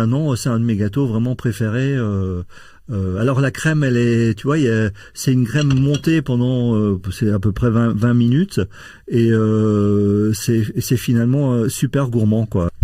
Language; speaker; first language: French; native; French